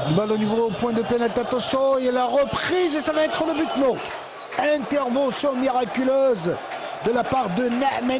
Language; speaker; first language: French; non-native, local second language; Arabic